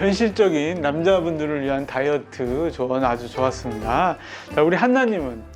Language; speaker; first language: Korean; native; Korean